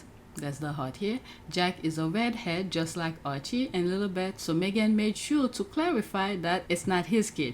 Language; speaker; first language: English; native; English